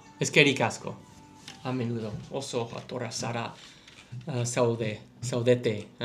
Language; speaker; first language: Basque; non-native, learner; English